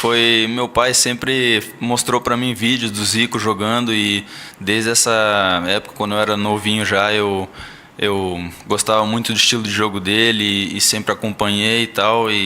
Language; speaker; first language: Portuguese; early bilingual, heritage; Portuguese